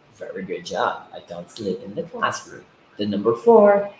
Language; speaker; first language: English; non-native, fluent; Portuguese